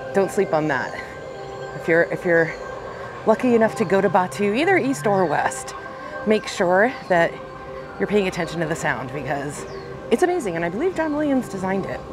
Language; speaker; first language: English; native; English